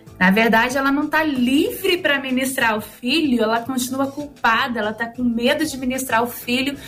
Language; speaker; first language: Portuguese; native; Portuguese